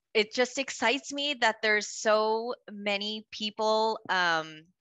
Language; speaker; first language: English; native; English